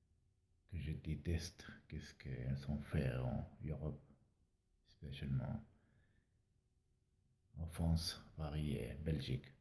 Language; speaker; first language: French; non-native, learner; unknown